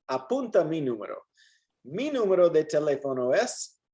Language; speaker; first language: Spanish; non-native, fluent; English